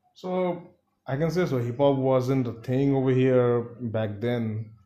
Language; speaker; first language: English; non-native, local second language; Bangla